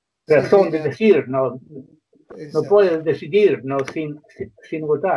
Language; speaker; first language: Spanish; non-native, fluent; Croatian